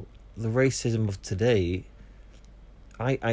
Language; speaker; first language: English; native; English